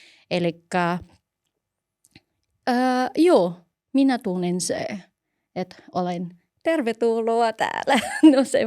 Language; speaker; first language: Finnish; non-native, learner; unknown